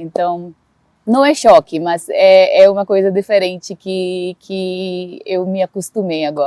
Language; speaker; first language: Portuguese; non-native, fluent; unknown